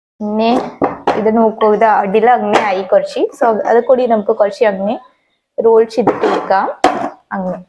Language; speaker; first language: Malayalam; non-native, local second language; Hindi